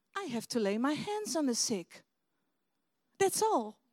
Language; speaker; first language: English; non-native, fluent; Dutch